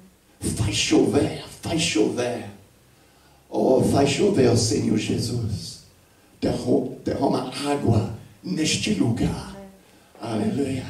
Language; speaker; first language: Portuguese; non-native, fluent; English